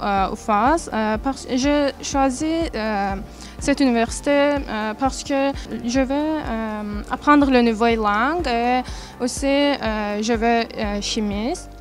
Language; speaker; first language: French; non-native, learner; Azerbaijani